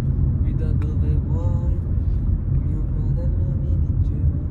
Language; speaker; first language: Italian; early bilingual, other home language; Filipino